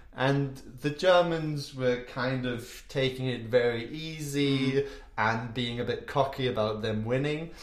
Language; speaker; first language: English; non-native, fluent; German